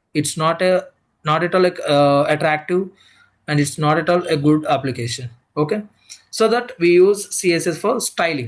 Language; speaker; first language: English; non-native, local second language; Telugu